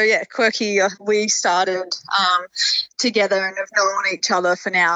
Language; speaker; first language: English; native; English